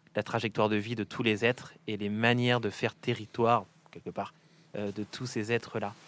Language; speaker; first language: French; native; French